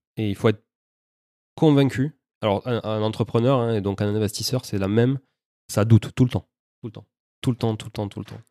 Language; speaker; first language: French; native; French